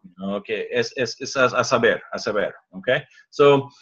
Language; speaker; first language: Spanish; non-native, learner; English